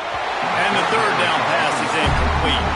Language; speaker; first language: English; native; English